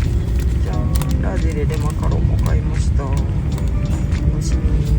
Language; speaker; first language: Japanese; native; Japanese